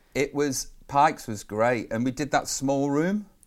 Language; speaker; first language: English; native; English